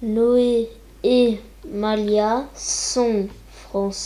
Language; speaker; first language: French; non-native, learner; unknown